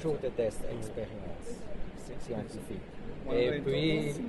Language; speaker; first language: French; non-native, fluent; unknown